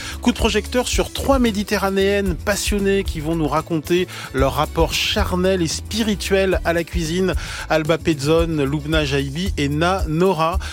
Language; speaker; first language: French; native; French